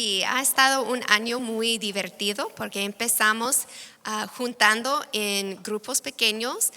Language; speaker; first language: Spanish; non-native, fluent; English